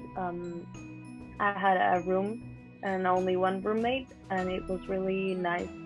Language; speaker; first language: English; non-native, fluent; Spanish